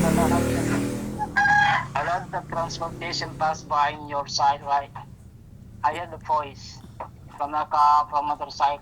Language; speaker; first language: English; non-native, learner; Indonesian